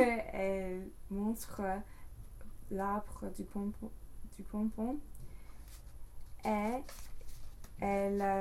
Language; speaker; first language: French; non-native, learner; English